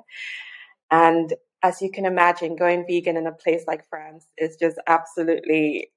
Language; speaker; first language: English; non-native, local second language; Yoruba